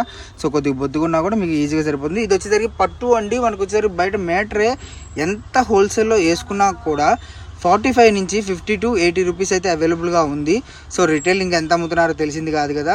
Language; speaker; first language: Telugu; native; Telugu